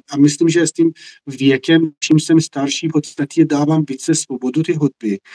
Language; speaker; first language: Czech; non-native, fluent; Persian